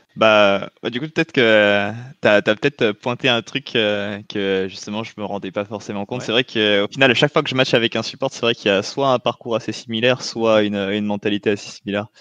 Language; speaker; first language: French; native; French